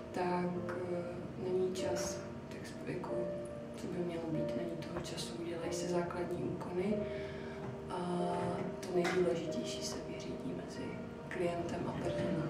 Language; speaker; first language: Czech; native; Czech